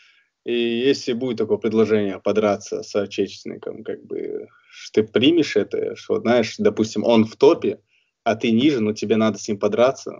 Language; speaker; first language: Russian; native; Russian